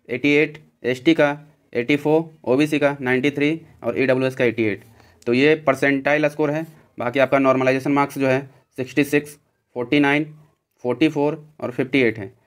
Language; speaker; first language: Hindi; native; Hindi